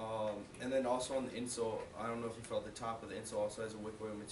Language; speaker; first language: English; native; English